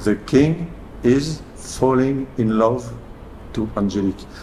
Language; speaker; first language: English; non-native, learner; French